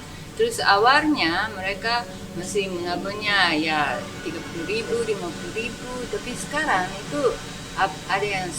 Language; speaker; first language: Indonesian; non-native, fluent; Japanese